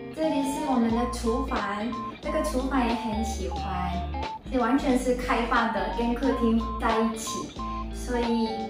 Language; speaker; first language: Chinese; non-native, fluent; Japanese